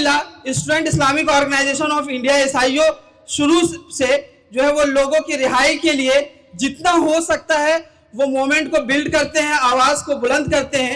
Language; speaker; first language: Hindi; native; Hindi